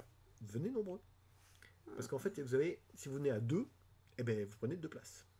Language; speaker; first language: French; native; French